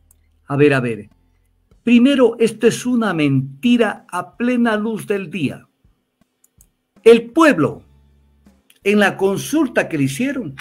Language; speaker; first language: Spanish; native; Spanish